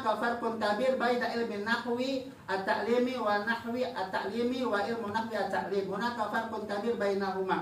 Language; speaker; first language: Arabic; non-native, fluent; Indonesian